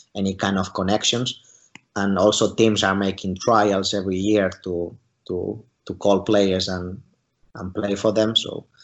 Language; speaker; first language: English; non-native, fluent; Spanish